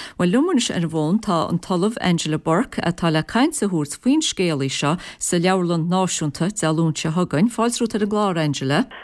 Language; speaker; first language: Irish; native; Irish